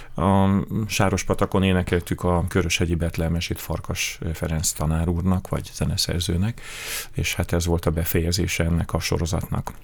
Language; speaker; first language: Hungarian; native; Hungarian